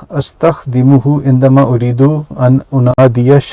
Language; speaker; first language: Arabic; non-native, fluent; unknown